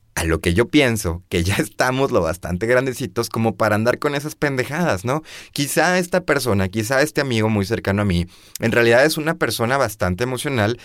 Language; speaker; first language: Spanish; native; Spanish